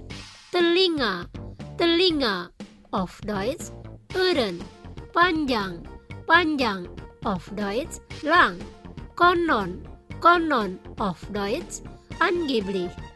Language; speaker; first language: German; non-native, fluent; Indonesian